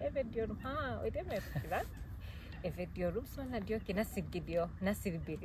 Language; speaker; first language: Turkish; non-native, fluent; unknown